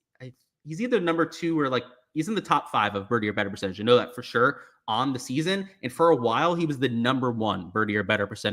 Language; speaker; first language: English; native; English